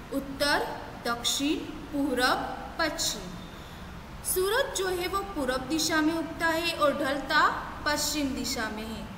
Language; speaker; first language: Hindi; non-native, local second language; Gujarati